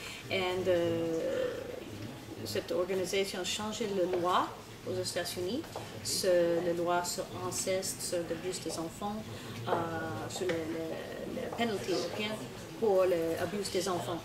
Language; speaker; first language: French; non-native, learner; English